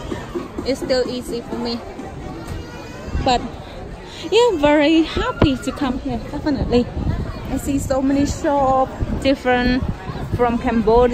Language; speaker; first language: English; non-native, fluent; Khmer